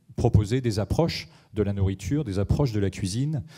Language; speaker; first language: French; native; French